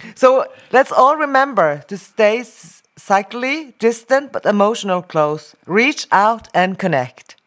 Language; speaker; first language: English; non-native, fluent; Norwegian